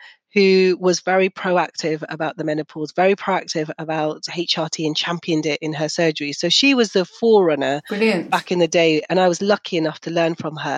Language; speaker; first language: English; early bilingual, other home language; Punjabi